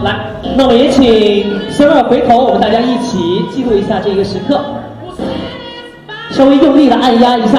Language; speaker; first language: Chinese; native; Chinese